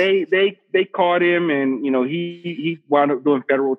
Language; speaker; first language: English; native; English